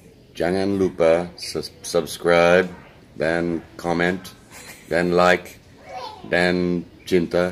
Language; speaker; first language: Indonesian; non-native, learner; English